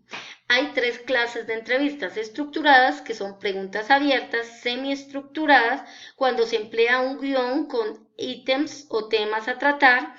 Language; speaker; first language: Spanish; native; Spanish